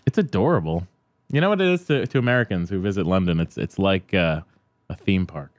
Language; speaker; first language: English; native; English